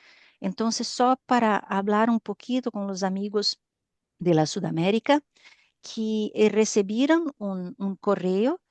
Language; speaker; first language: Spanish; non-native, learner; Portuguese